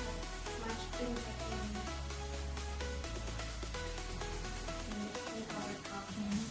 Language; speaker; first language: English; non-native, learner; Indonesian